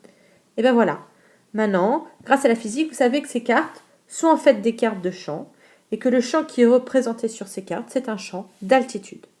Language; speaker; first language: French; native; French